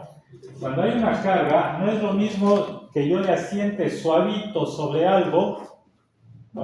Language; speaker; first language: Spanish; native; Spanish